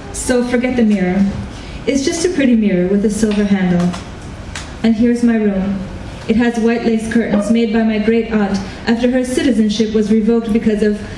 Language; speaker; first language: English; early bilingual, other home language; Hungarian